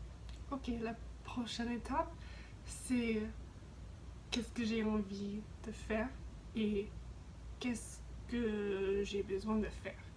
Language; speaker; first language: French; non-native, fluent; English